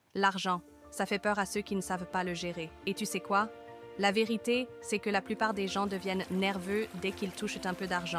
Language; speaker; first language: French; native; French